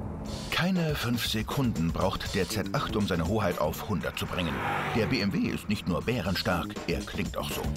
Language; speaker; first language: German; native; German